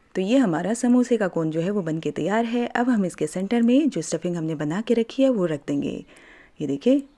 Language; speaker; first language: Hindi; native; Hindi